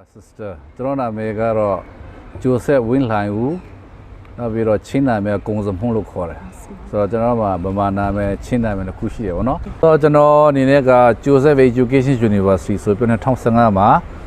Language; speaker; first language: Burmese; non-native, local second language; Hakha Chin